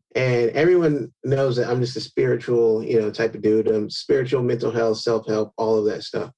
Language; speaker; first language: English; native; English